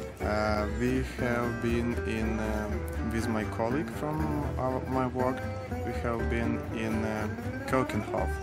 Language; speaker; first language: English; non-native, learner; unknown